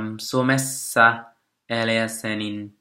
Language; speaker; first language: Finnish; non-native, learner; Vietnamese